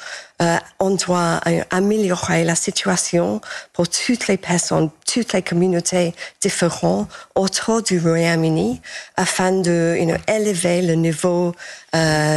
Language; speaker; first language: French; non-native, fluent; English